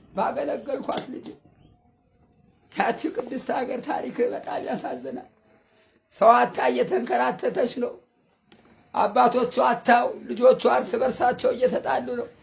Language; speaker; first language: Amharic; native; Amharic